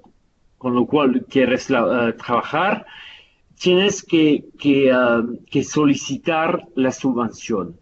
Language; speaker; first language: Spanish; non-native, fluent; Italian